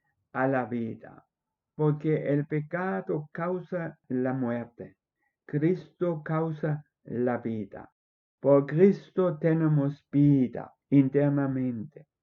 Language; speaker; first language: Spanish; non-native, fluent; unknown